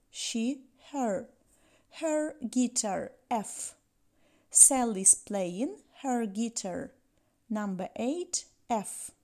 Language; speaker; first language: English; non-native, fluent; Ukrainian